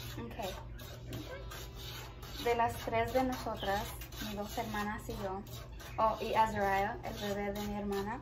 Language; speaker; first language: Spanish; early bilingual, heritage; Spanish